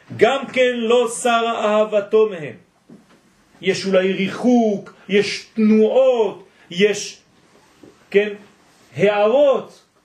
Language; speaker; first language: Hebrew; non-native, fluent; French